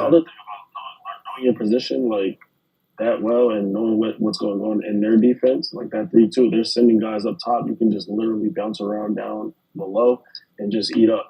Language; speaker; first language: English; native; English